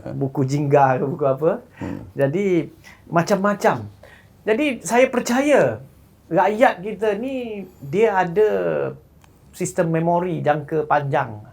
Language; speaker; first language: Malay; non-native, local second language; Chinese